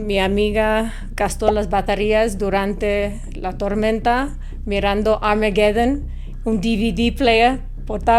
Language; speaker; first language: Spanish; non-native, fluent; English